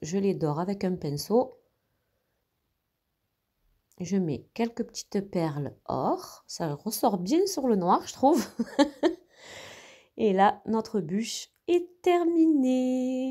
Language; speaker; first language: French; native; French